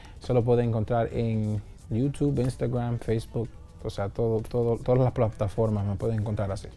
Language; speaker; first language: Spanish; early bilingual, heritage; Spanish